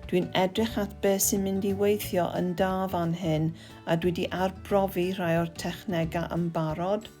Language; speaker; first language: Welsh; non-native, learner; English